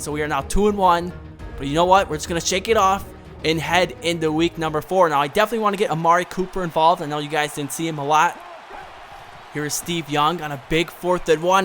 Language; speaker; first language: English; native; English